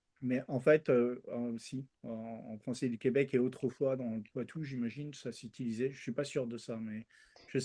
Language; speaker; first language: French; early bilingual, other home language; Spanish